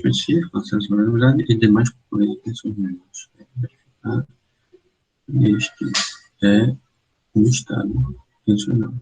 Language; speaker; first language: Portuguese; native; Portuguese